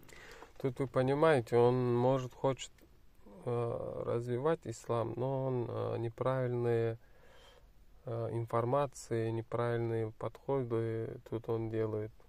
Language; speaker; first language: Russian; non-native, fluent; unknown